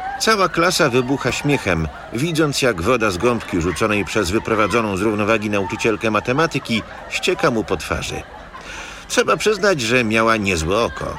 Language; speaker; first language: Polish; native; Polish